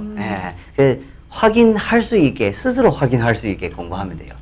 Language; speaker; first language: Korean; non-native, fluent; Chinese